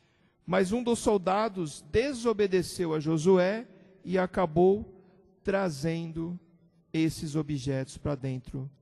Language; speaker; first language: Portuguese; native; Portuguese